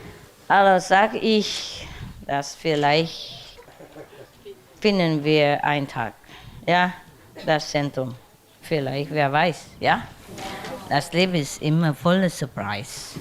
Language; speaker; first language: German; non-native, learner; Vietnamese